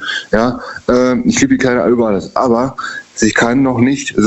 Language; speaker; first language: German; native; German